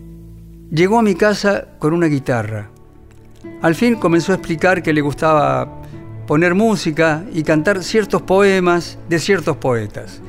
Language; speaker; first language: Spanish; native; Spanish